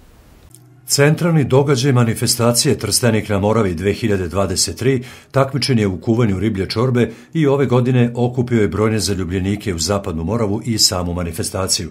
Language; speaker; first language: Serbian; native; Serbian